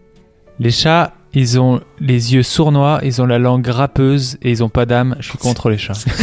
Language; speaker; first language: French; native; French